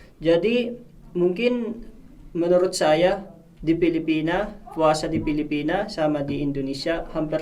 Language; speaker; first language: Indonesian; non-native, fluent; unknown